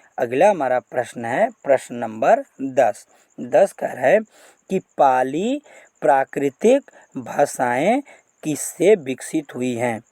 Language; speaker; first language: Hindi; native; Hindi